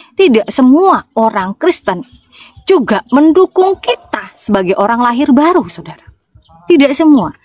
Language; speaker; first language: Indonesian; non-native, local second language; Madurese